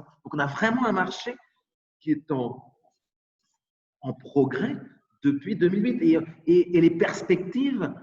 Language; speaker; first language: French; native; French